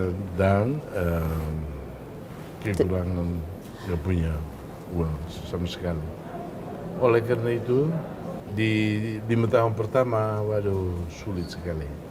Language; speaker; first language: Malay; non-native, fluent; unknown